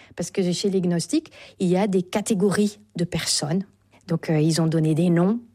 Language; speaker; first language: French; native; French